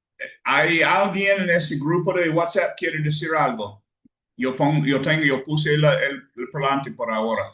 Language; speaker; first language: Spanish; non-native, learner; English